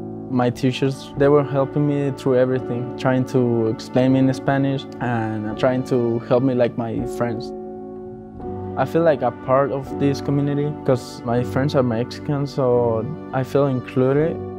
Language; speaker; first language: English; non-native, fluent; Spanish